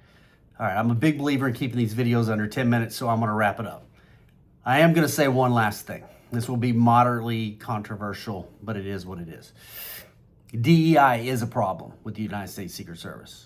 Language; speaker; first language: English; native; English